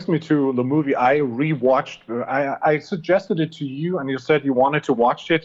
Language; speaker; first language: English; non-native, fluent; German